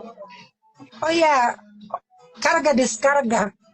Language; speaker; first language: English; non-native, learner; Filipino